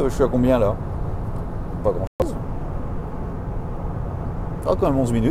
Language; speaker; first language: French; native; French